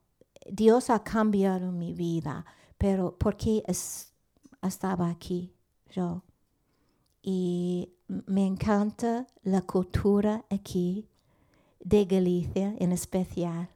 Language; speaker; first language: Spanish; non-native, learner; English